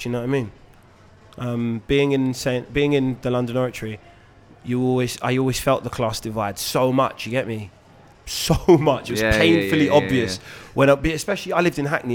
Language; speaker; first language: English; native; English